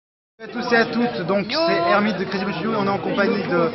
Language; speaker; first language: French; native; French